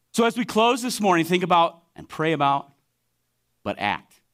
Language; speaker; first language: English; native; English